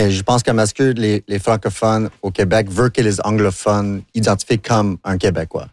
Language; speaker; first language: French; non-native, local second language; English